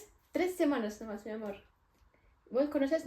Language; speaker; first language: Spanish; non-native, fluent; Ukrainian